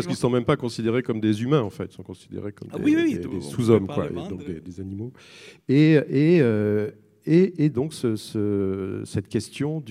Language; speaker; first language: French; native; French